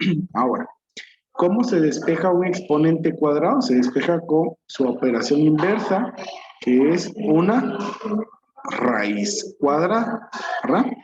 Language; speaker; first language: Spanish; native; Spanish